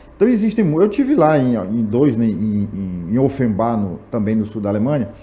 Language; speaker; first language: Portuguese; native; Portuguese